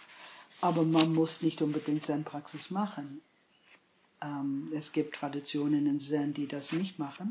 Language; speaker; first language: German; non-native, fluent; English